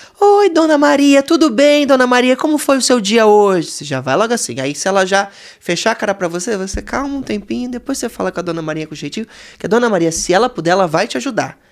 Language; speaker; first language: Portuguese; native; Portuguese